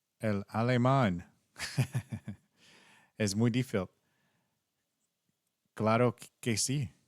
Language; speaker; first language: Spanish; non-native, learner; English